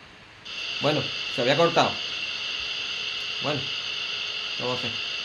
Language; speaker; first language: Spanish; native; Spanish